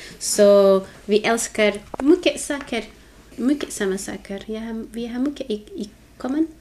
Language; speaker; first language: Swedish; non-native, learner; Portuguese